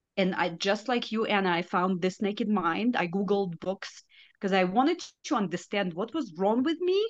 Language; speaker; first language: English; non-native, fluent; Russian